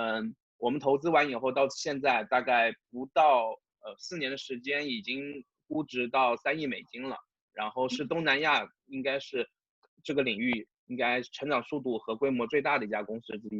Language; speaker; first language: Chinese; native; Chinese